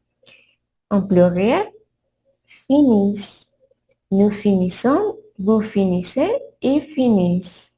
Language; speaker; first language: French; non-native, learner; Spanish